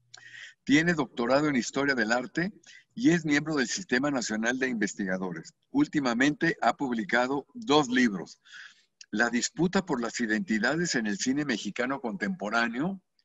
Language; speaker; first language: Spanish; native; Spanish